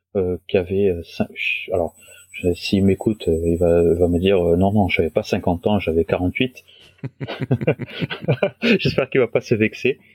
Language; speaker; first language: French; non-native, local second language; Wolof